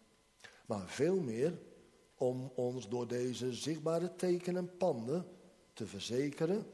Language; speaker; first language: Dutch; native; Dutch